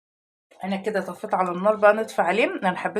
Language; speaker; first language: Arabic; native; Arabic